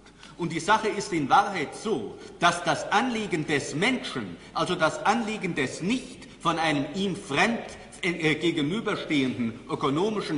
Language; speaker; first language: German; native; German